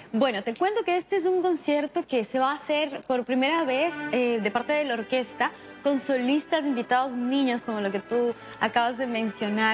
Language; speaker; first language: Spanish; native; Spanish